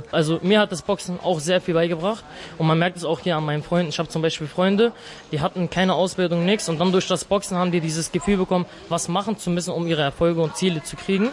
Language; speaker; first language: German; native; German